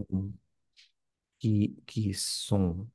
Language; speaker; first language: French; non-native, learner; English